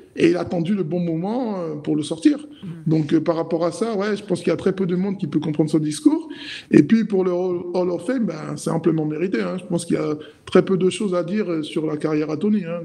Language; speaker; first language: French; native; French